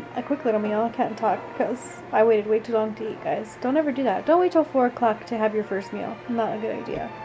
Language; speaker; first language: English; native; English